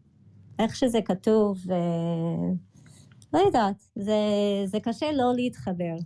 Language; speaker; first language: Hebrew; early bilingual, other home language; English